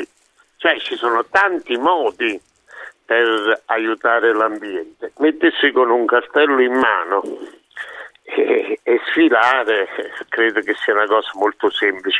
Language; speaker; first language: Italian; native; Italian